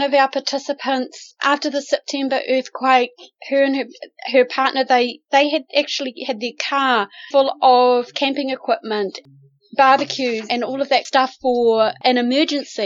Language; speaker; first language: English; native; English